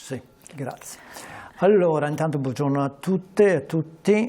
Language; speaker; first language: Italian; native; Italian